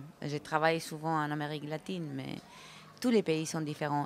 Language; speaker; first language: French; non-native, fluent; Spanish